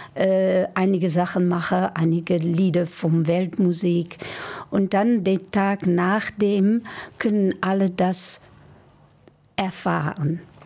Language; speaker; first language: German; non-native, fluent; Dutch